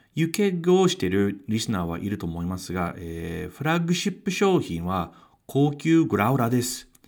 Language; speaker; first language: Japanese; non-native, fluent; English